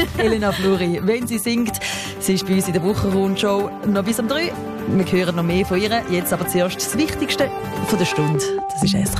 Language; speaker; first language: German; native; German